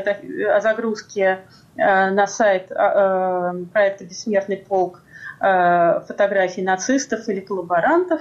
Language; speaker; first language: Russian; native; Russian